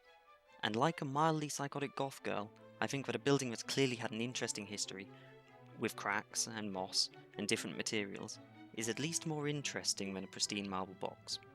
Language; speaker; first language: English; native; English